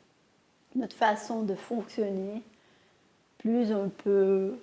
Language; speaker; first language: French; non-native, fluent; Portuguese